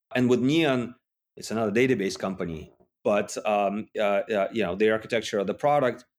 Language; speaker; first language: English; non-native, fluent; Russian